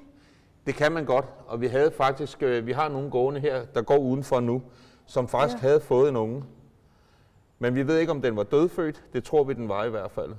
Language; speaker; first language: Danish; native; Danish